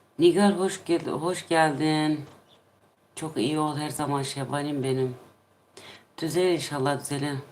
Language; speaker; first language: Turkish; non-native, local second language; Kurdish